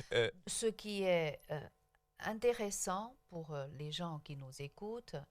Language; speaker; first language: French; non-native, local second language; Chinese